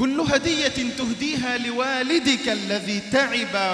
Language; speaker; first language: Arabic; native; Arabic